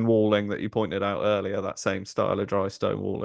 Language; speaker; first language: English; native; English